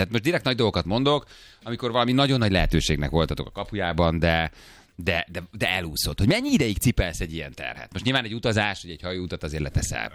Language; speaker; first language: Hungarian; native; Hungarian